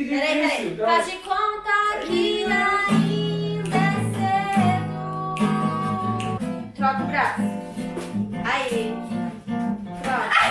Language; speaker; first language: Portuguese; non-native, learner; French